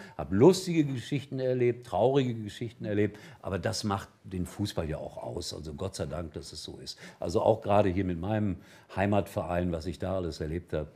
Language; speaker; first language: German; native; German